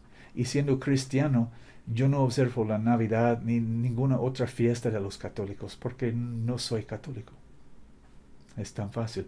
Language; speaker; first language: Spanish; non-native, fluent; English